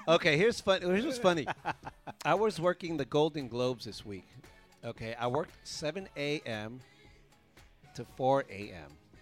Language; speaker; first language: English; early bilingual, other home language; Spanish